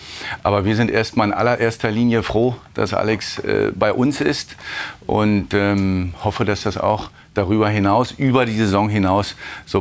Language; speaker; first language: German; native; German